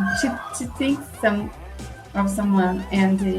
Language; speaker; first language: English; non-native, learner; Portuguese